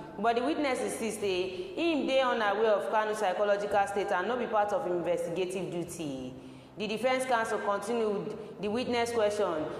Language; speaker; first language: Nigerian Pidgin; non-native, local second language; Yoruba